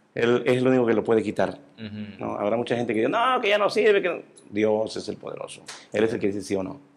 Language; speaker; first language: Spanish; native; Spanish